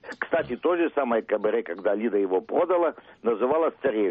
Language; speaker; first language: Russian; early bilingual, heritage; Russian